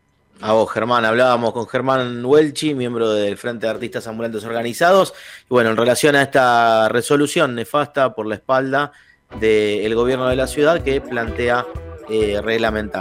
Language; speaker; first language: Spanish; native; Spanish